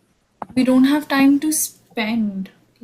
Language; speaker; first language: English; non-native, fluent; Hindi